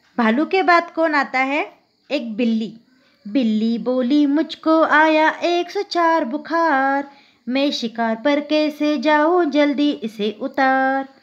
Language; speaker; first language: Hindi; non-native, local second language; Marathi